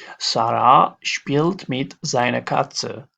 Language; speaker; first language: German; non-native, learner; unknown